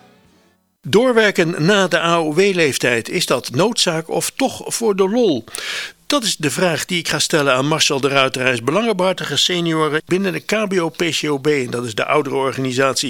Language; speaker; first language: Dutch; native; Dutch